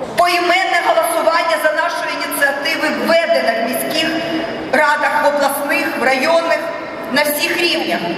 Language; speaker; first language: Ukrainian; non-native, local second language; Russian